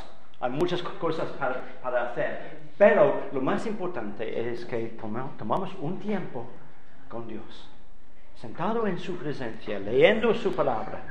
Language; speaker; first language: Spanish; non-native, fluent; English